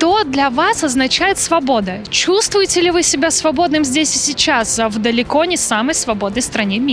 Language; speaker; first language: Russian; native; Russian